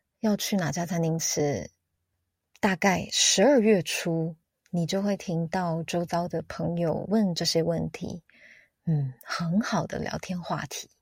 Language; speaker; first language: Chinese; native; Chinese